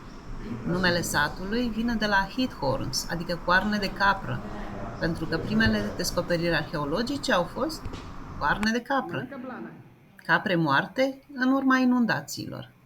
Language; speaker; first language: Romanian; native; Romanian